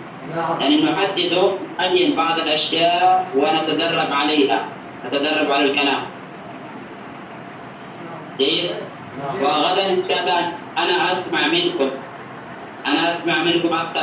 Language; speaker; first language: Arabic; non-native, fluent; Urdu